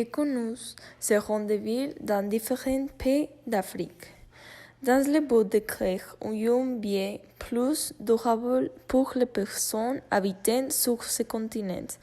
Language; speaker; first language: French; non-native, learner; Spanish